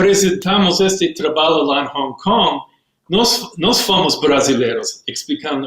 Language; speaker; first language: Portuguese; non-native, learner; English